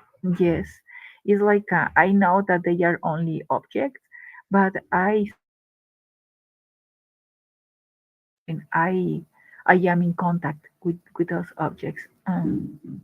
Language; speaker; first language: English; non-native, learner; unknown